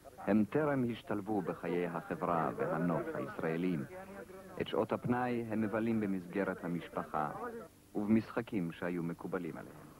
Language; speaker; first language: Hebrew; native; Hebrew